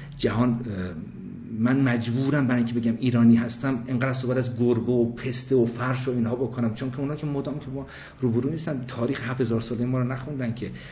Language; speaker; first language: Persian; early bilingual, other home language; English